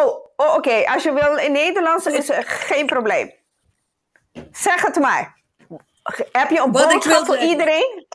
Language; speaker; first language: Dutch; non-native, local second language; Papiamento